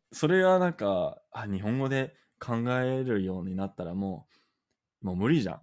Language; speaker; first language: Japanese; non-native, learner; English